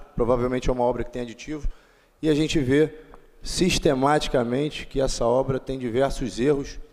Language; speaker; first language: Portuguese; native; Portuguese